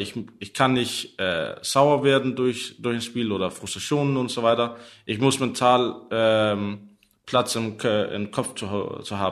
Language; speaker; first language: German; non-native, learner; Danish